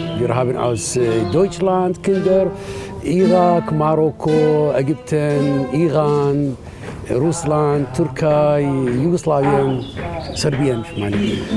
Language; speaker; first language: German; non-native, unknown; Arabic